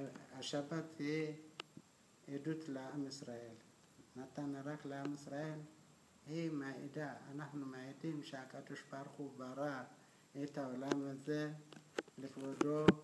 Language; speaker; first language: Hebrew; non-native, fluent; Amharic